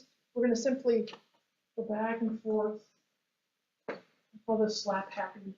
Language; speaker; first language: English; native; English